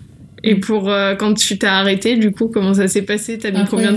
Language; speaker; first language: French; native; French